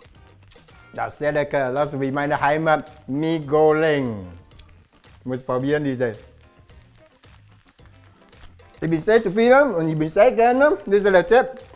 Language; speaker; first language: German; non-native, learner; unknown